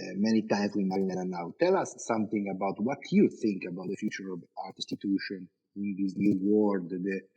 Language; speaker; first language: English; non-native, fluent; Italian